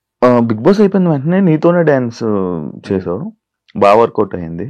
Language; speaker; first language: Telugu; native; Telugu